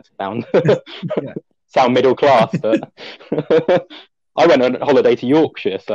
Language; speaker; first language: English; native; English